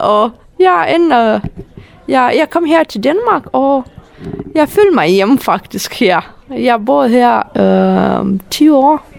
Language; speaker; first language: Danish; non-native, fluent; Romanian